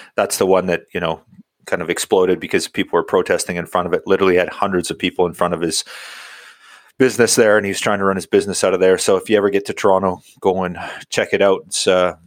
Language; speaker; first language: English; native; English